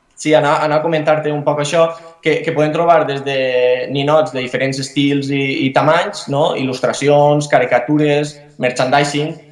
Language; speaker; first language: Catalan; native; Catalan